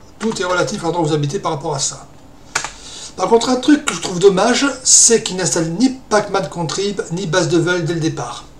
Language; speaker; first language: French; native; French